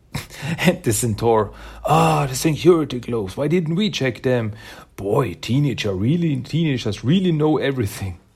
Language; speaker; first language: English; non-native, fluent; German